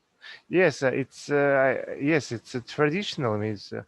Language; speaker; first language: English; non-native, learner; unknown